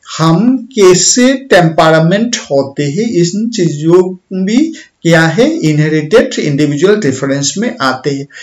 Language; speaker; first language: Hindi; non-native, local second language; Bangla